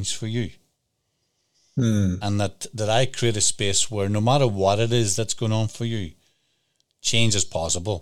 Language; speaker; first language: English; native; English